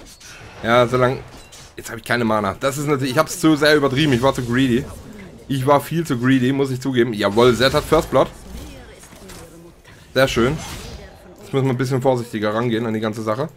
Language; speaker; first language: German; native; German